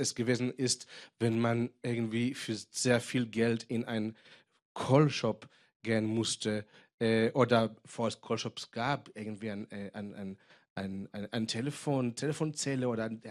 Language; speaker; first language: German; non-native, fluent; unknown